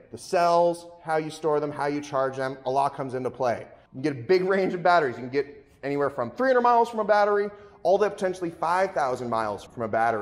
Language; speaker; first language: English; native; English